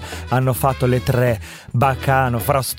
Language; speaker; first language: Italian; native; Italian